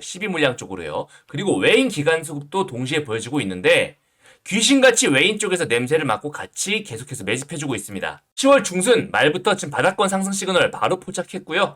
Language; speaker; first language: Korean; native; Korean